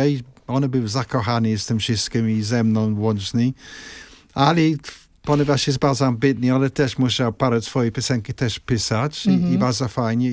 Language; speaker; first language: Polish; non-native, fluent; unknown